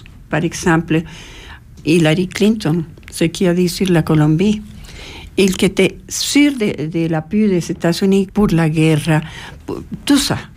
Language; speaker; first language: French; non-native, fluent; Spanish